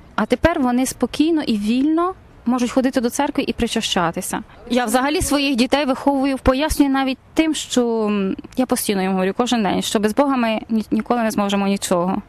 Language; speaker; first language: Ukrainian; native; Ukrainian